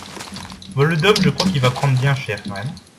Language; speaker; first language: French; native; French